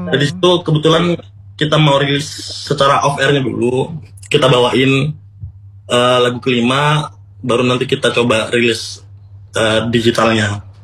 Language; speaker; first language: Indonesian; non-native, local second language; Madurese